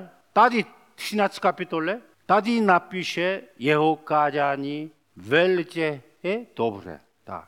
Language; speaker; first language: Czech; non-native, learner; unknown